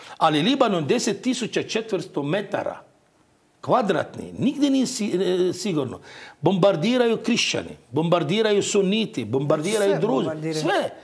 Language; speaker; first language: Croatian; non-native, fluent; Arabic